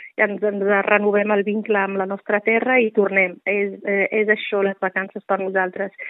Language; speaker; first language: Catalan; non-native, fluent; Riffian